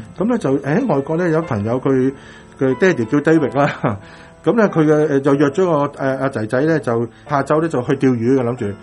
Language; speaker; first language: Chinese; non-native, local second language; Cantonese